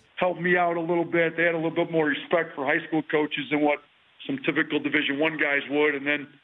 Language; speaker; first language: English; native; English